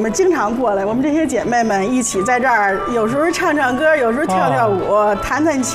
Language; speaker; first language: Chinese; native; Chinese